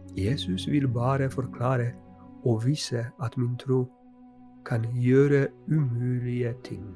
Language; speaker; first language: Norwegian; non-native, fluent; Polish